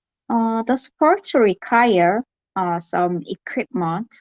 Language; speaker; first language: English; non-native, learner; Korean